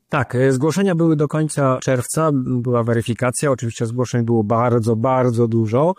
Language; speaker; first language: Polish; native; Polish